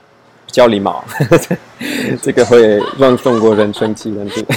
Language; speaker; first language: Chinese; non-native, fluent; French